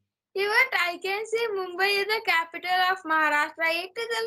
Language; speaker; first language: English; non-native, learner; Marathi